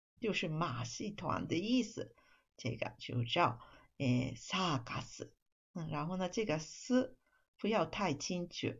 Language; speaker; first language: Chinese; non-native, fluent; Japanese